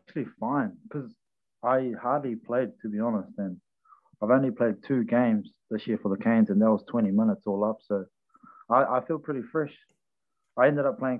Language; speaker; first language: English; native; English